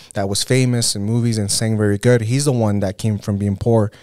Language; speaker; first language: English; early bilingual, other home language; Spanish